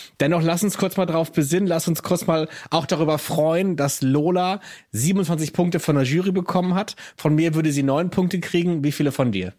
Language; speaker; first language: German; native; German